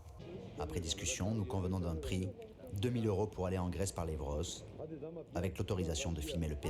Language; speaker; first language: French; native; French